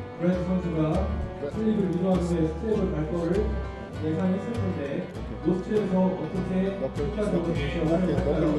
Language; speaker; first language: Korean; native; Korean